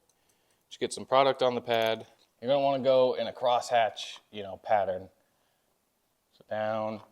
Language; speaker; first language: English; native; English